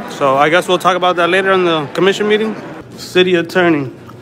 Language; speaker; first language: English; early bilingual, other home language; Spanish